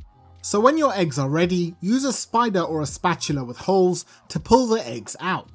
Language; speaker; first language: English; native; English